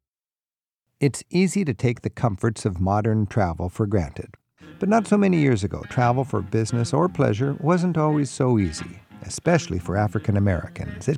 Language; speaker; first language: English; native; English